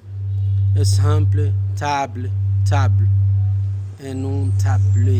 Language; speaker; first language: French; non-native, learner; Spanish